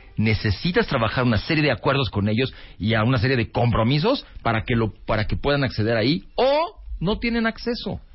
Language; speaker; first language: Spanish; native; Spanish